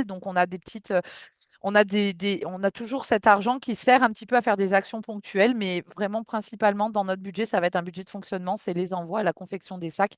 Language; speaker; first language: French; native; French